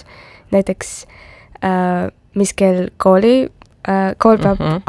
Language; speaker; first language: Estonian; non-native, local second language; Russian